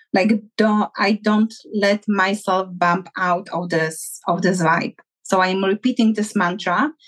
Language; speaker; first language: English; non-native, fluent; Polish